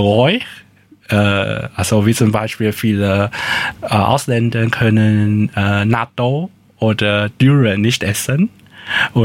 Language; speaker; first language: German; non-native, learner; Chinese